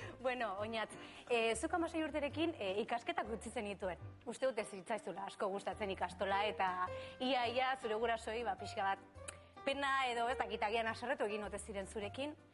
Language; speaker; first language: Basque; native; Basque